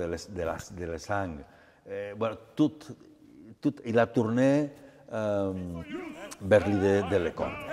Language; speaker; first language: French; non-native, fluent; Catalan